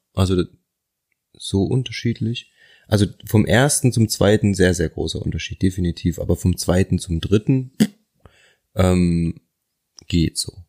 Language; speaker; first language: German; native; German